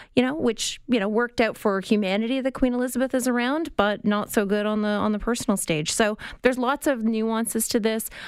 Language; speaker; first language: English; native; English